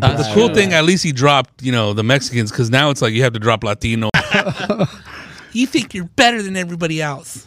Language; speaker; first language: English; early bilingual, other home language; Spanish